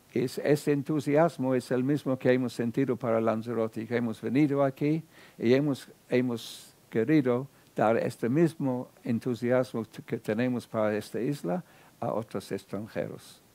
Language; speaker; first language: Spanish; non-native, fluent; English